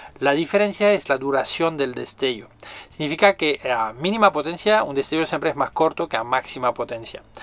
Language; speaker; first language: Spanish; non-native, fluent; French